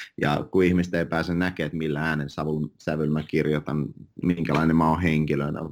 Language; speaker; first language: Finnish; early bilingual, other home language; Russian